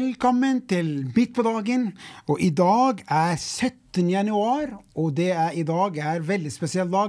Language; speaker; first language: Norwegian; non-native, fluent; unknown